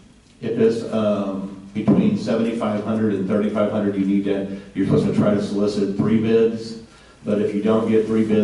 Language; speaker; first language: English; native; English